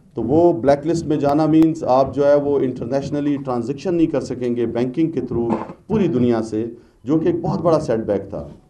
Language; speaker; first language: Urdu; non-native, local second language; Pashto